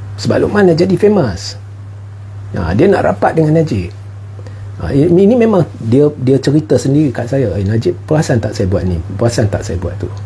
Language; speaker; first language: Malay; non-native, local second language; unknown